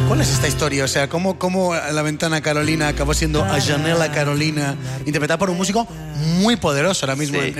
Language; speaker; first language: Spanish; native; Spanish